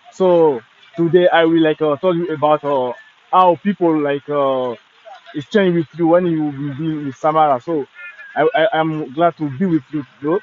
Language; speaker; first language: English; non-native, learner; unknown